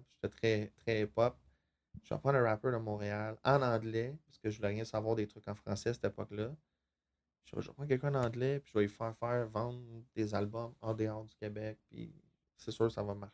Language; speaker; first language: French; native; French